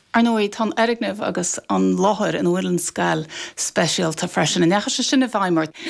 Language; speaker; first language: Irish; native; Irish